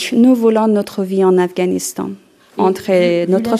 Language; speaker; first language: French; non-native, learner; Persian